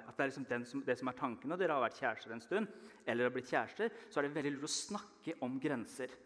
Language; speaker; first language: Norwegian; early bilingual, other home language; Persian